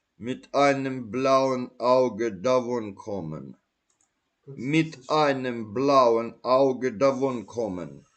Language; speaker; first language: German; non-native, learner; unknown